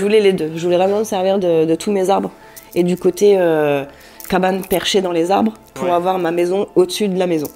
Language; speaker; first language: French; native; French